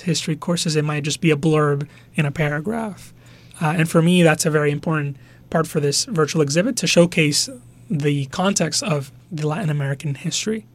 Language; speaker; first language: English; non-native, local second language; Spanish